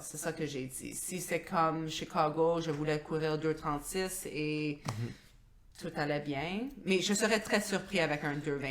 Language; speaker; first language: French; non-native, local second language; English